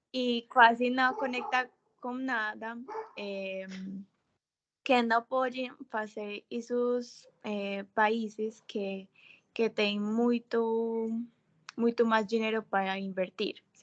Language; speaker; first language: Portuguese; non-native, fluent; Spanish